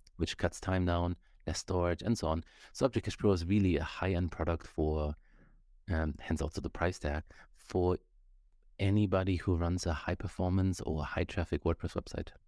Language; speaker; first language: English; non-native, fluent; German